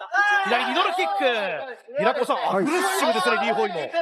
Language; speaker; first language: Japanese; native; Japanese